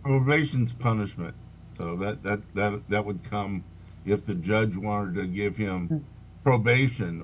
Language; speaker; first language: English; native; English